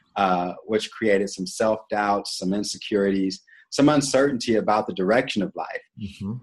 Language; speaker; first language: English; native; English